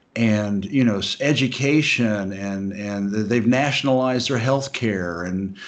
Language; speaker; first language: English; native; English